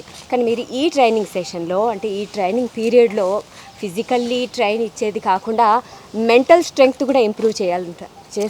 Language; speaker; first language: Telugu; native; Telugu